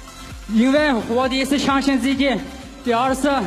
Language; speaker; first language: Chinese; non-native, local second language; Kyrgyz